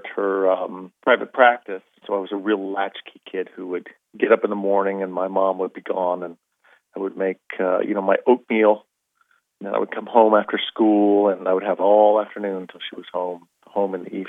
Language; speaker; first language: English; native; English